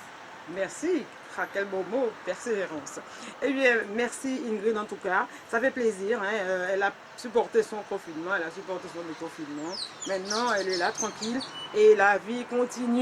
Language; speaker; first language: French; native; French